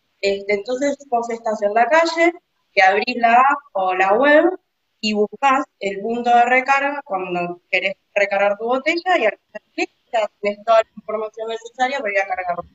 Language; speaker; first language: Spanish; native; Spanish